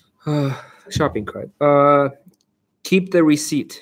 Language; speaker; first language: English; non-native, learner; Chinese